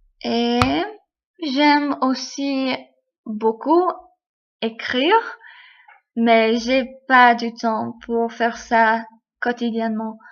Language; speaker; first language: French; non-native, learner; English